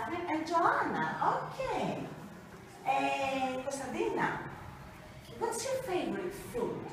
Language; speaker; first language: English; non-native, fluent; Greek